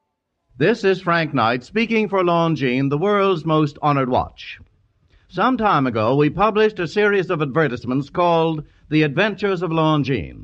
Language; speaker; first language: English; native; English